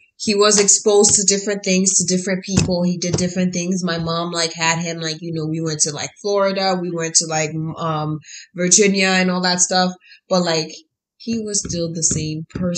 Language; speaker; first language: English; early bilingual, other home language; Haitian Creole